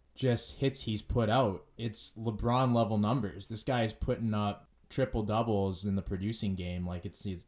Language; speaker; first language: English; native; English